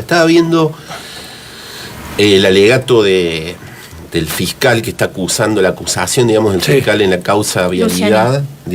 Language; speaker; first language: Spanish; native; Spanish